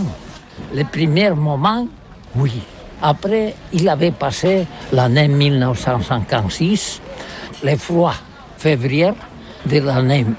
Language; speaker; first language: French; non-native, learner; Catalan